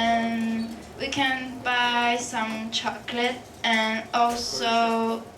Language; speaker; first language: English; non-native, fluent; French